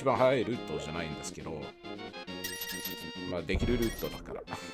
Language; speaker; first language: Japanese; non-native, fluent; English